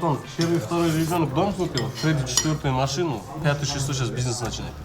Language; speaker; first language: Russian; non-native, fluent; Uzbek